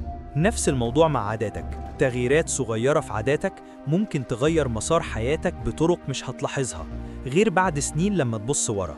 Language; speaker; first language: Arabic; native; Arabic